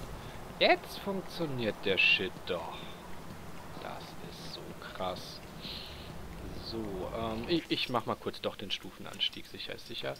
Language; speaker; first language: German; native; German